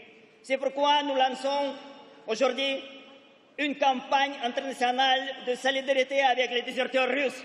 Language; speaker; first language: French; non-native, fluent; Russian